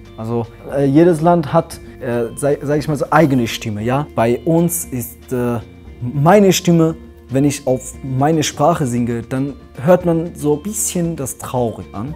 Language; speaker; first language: German; non-native, learner; Pashto